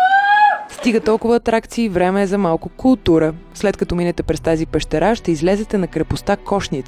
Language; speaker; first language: Bulgarian; native; Bulgarian